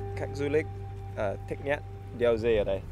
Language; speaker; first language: Vietnamese; non-native, learner; English